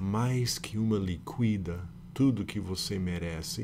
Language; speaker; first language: Portuguese; non-native, fluent; English